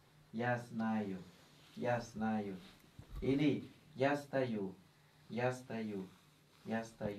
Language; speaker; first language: Russian; non-native, learner; Thai